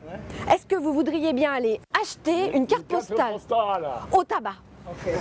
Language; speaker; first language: French; native; French